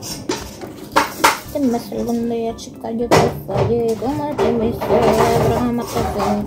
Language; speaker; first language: Spanish; native; Spanish